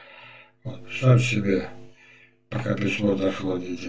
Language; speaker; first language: Russian; native; Russian